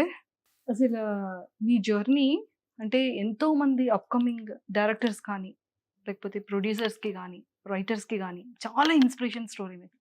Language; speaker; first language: Telugu; native; Telugu